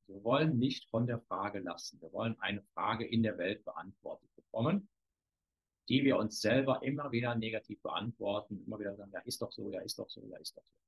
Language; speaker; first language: German; native; German